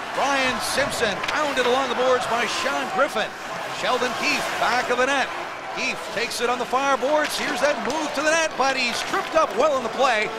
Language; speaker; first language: English; native; English